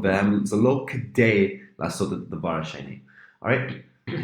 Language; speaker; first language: Hebrew; non-native, fluent; English